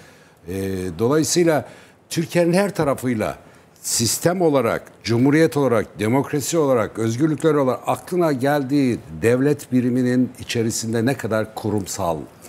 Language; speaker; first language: Turkish; native; Turkish